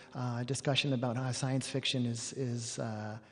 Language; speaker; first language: English; native; English